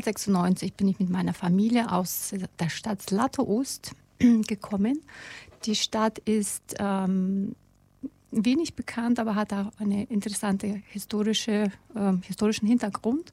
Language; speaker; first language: German; non-native, fluent; Russian